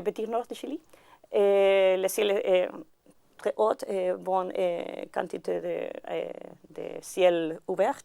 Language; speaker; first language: French; non-native, learner; Spanish